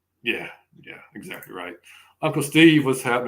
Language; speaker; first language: English; native; English